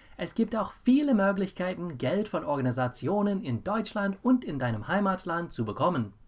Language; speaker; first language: German; non-native, fluent; English